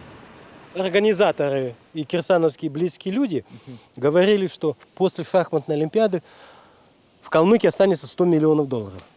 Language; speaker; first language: Russian; native; Russian